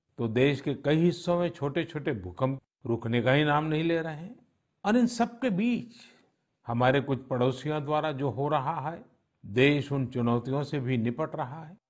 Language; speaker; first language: Hindi; non-native, local second language; Gujarati